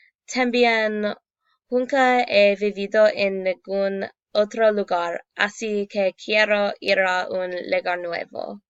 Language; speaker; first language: Spanish; non-native, learner; English